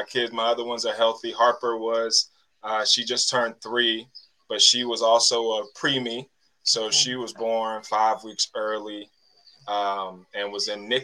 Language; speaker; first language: English; native; English